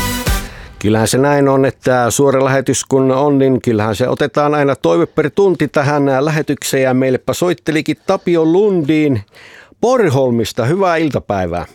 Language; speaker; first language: Finnish; native; Finnish